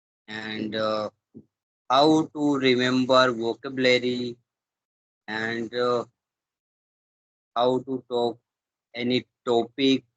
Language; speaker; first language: English; non-native, learner; Hindi